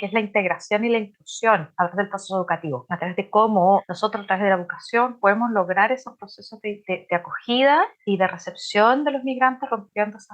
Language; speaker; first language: Spanish; native; Spanish